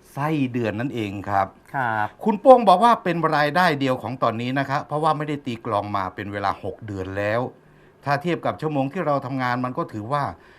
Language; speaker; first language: Thai; native; Thai